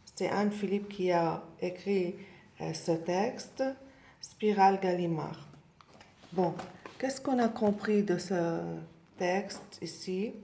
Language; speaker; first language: French; non-native, local second language; Arabic